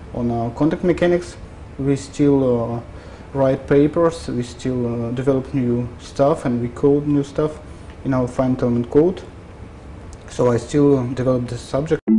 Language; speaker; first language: English; non-native, fluent; Russian